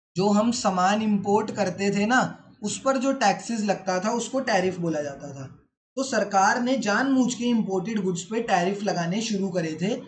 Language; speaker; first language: Hindi; native; Hindi